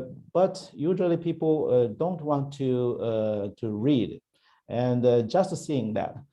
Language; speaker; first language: English; non-native, learner; Chinese